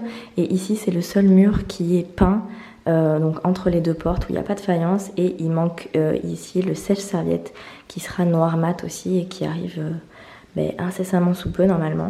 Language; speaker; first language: French; native; French